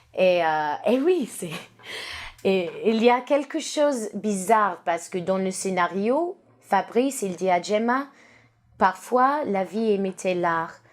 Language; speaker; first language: French; non-native, learner; English